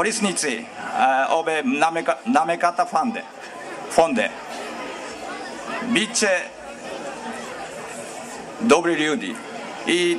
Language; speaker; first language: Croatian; non-native, learner; Japanese